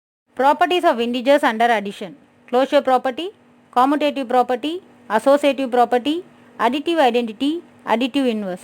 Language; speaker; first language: English; non-native, local second language; Tamil